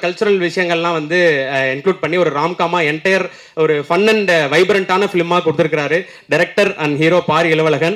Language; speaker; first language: Tamil; native; Tamil